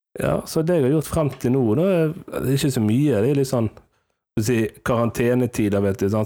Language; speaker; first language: Norwegian; native; Norwegian